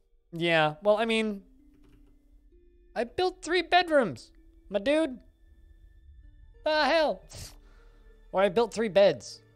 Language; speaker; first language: English; native; English